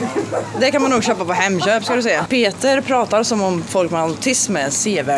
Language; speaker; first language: Swedish; native; Swedish